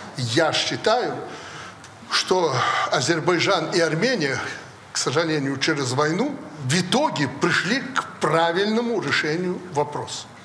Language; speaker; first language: Russian; native; Russian